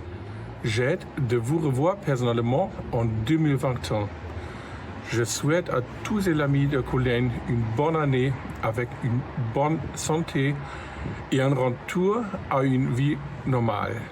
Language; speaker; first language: French; non-native, fluent; German